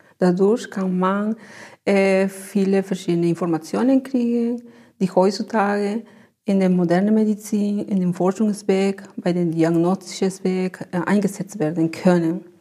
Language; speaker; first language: German; non-native, fluent; Spanish